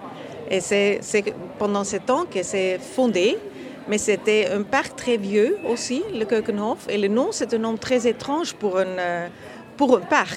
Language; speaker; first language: French; non-native, fluent; Dutch